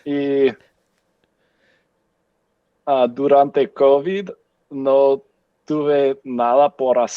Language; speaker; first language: Spanish; non-native, learner; English